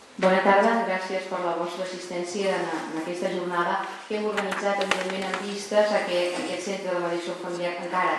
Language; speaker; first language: Catalan; native; Catalan